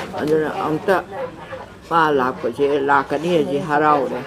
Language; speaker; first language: Manipuri; native; Manipuri